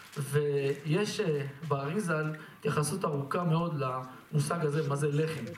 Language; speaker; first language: Hebrew; native; Hebrew